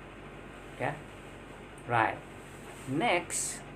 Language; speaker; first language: English; non-native, learner; Indonesian